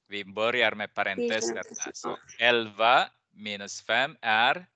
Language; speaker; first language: Swedish; non-native, fluent; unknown